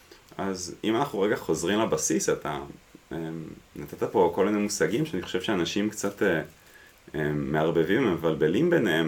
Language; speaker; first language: Hebrew; native; Hebrew